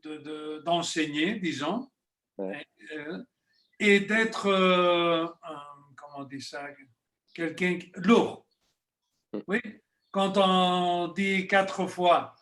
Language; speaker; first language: French; non-native, fluent; Spanish